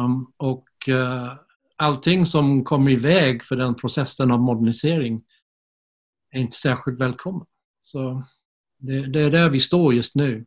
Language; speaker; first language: Swedish; non-native, fluent; English